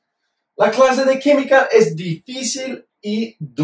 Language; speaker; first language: Spanish; non-native, fluent; English